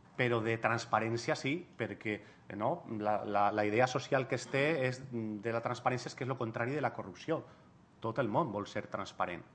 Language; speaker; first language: Catalan; non-native, local second language; Spanish